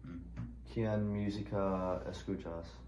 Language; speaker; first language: Spanish; non-native, learner; English